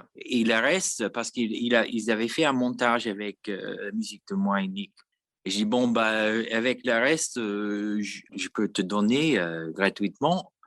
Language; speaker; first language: French; non-native, fluent; English